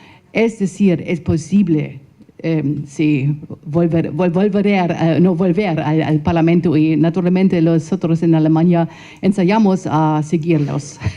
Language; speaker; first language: Spanish; non-native, fluent; German